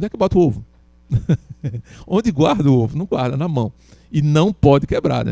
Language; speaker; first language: Portuguese; native; Portuguese